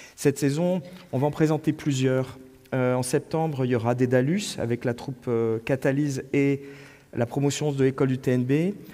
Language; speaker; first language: French; native; French